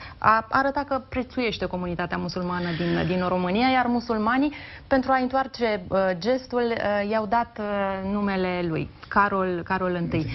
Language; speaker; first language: Romanian; native; Romanian